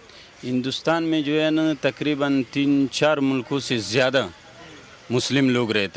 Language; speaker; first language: Hindi; non-native, fluent; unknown